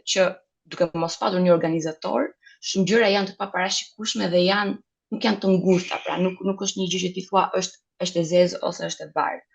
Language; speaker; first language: Albanian; native; Albanian